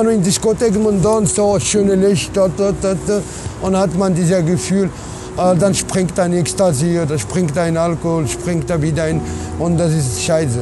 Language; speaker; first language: German; non-native, learner; Arabic